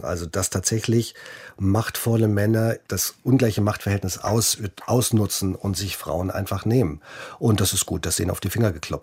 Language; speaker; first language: German; native; German